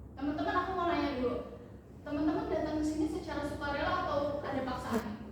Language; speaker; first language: Indonesian; native; Indonesian